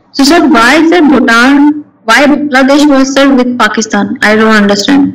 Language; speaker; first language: English; non-native, local second language; Urdu